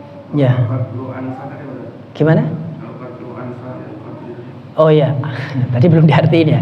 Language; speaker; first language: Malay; non-native, local second language; Javanese